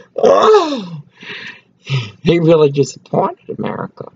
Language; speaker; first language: English; early bilingual, other home language; Spanish